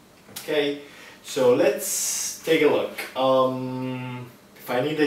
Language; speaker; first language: English; non-native, fluent; Italian